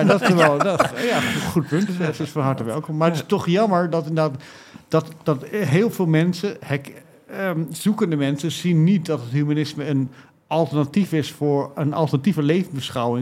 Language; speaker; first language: Dutch; native; Dutch